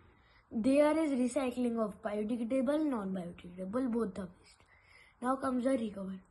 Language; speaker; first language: English; non-native, local second language; Hindi